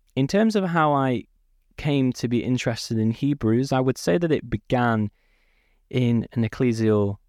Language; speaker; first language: English; native; English